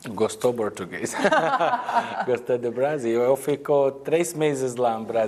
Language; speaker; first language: Portuguese; non-native, learner; Arabic